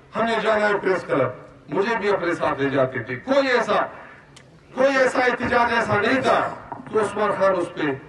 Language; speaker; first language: Urdu; non-native, local second language; Baluchi